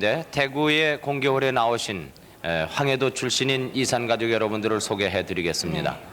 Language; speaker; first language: Korean; native; Korean